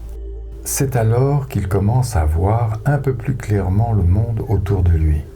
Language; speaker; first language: French; native; French